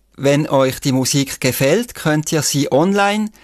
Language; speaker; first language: German; native; German